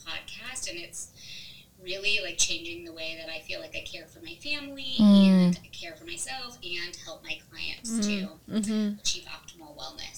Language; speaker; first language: English; native; English